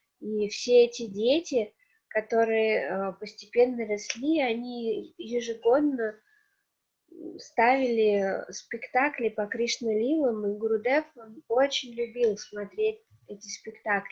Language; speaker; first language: Russian; native; Russian